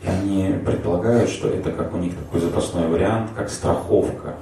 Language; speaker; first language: Russian; native; Russian